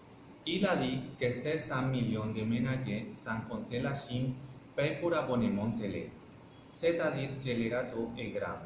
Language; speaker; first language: French; non-native, learner; Spanish